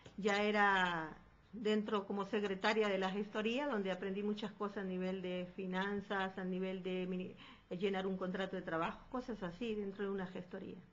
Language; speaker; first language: Spanish; native; Spanish